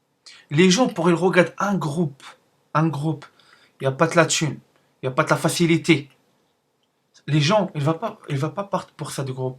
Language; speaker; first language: French; non-native, learner; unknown